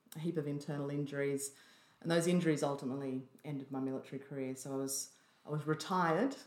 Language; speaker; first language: English; native; English